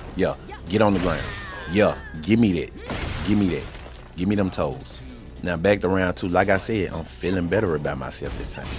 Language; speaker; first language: English; native; English